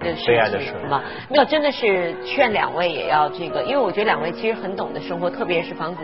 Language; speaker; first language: Chinese; native; Chinese